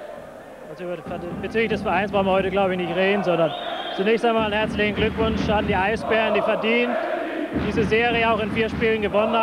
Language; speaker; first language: German; native; German